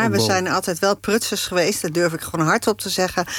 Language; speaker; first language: Dutch; native; Dutch